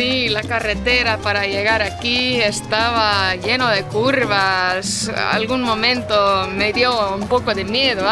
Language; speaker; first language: Spanish; non-native, fluent; Estonian